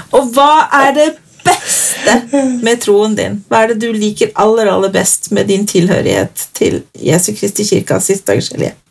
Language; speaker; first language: Norwegian; native; Norwegian